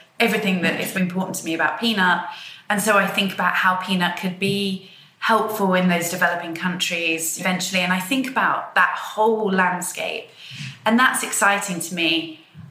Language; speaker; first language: English; native; English